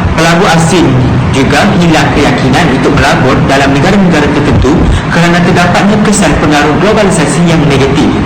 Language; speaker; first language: Malay; native; Malay